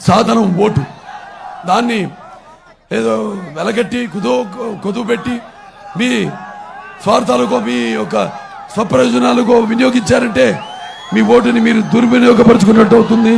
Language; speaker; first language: Telugu; native; Telugu